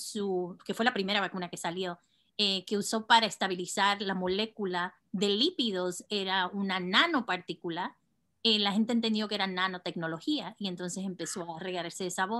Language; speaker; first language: Spanish; native; Spanish